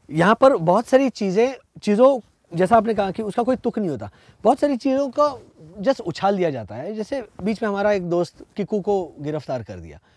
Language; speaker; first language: Hindi; non-native, local second language; Marathi